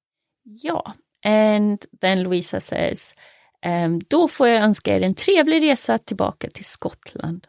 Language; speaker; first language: Swedish; native; Swedish